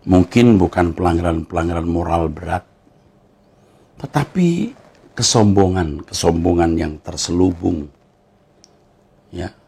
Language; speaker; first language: Indonesian; native; Indonesian